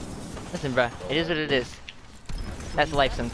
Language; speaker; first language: English; native; English